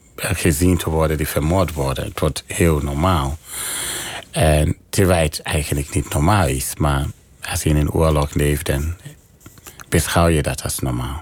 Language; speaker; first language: Dutch; non-native, fluent; English